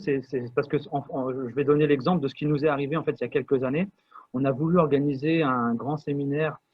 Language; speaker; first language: French; native; French